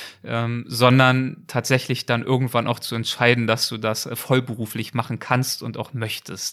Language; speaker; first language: German; native; German